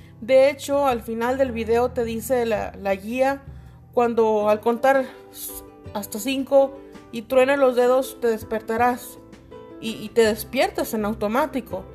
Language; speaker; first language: Spanish; native; Spanish